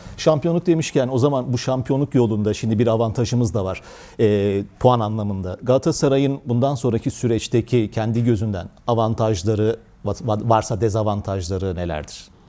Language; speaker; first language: Turkish; native; Turkish